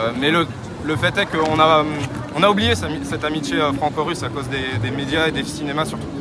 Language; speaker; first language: French; native; French